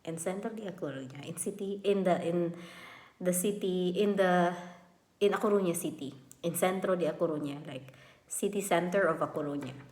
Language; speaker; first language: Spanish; non-native, learner; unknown